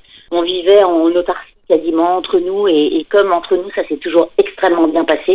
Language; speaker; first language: French; native; French